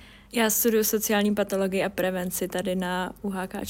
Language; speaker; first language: Czech; native; Czech